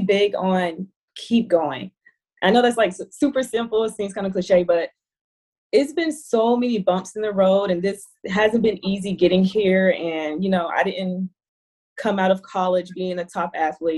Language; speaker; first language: English; native; English